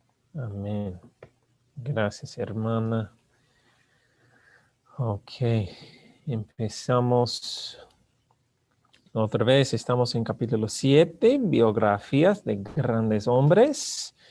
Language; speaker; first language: Spanish; non-native, learner; English